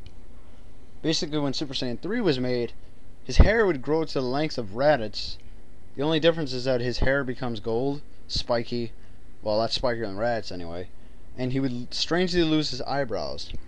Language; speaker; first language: English; native; English